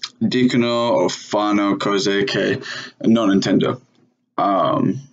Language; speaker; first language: Italian; non-native, learner; English